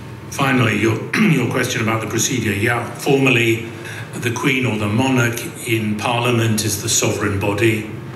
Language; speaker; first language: English; native; English